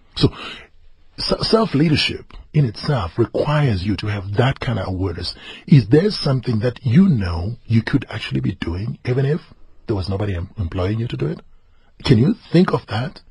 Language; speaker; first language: English; non-native, local second language; Zulu